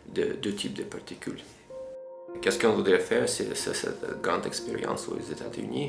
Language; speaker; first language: French; non-native, fluent; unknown